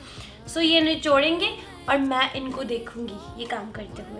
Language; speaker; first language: Hindi; native; Hindi